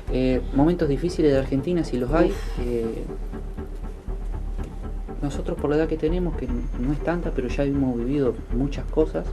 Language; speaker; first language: Spanish; native; Spanish